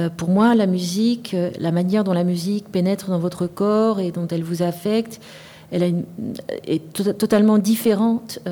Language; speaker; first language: French; native; French